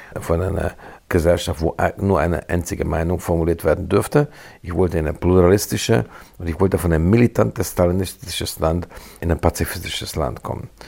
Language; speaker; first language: German; non-native, fluent; Hungarian